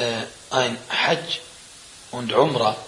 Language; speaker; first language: German; non-native, fluent; Arabic